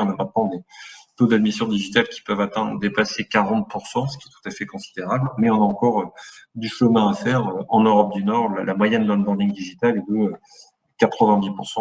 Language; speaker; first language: French; native; French